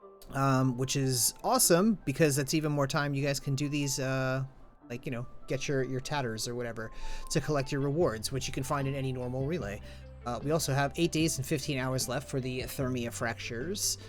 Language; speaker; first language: English; native; English